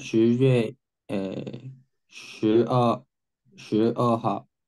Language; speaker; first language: Chinese; non-native, learner; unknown